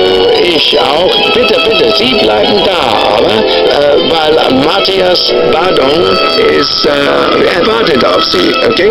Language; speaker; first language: German; non-native, fluent; English